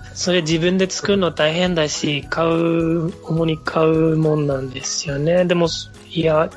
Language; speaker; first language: Japanese; non-native, fluent; Spanish